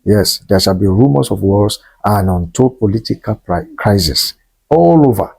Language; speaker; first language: English; non-native, local second language; Yoruba